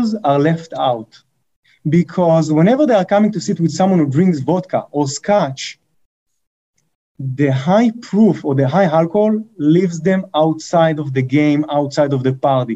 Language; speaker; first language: English; non-native, fluent; Hebrew